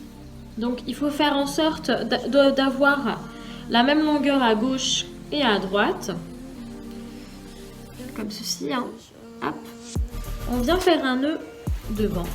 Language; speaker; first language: French; native; French